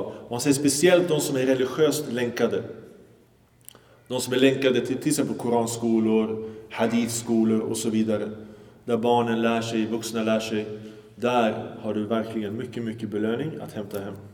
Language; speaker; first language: Swedish; early bilingual, other home language; Arabic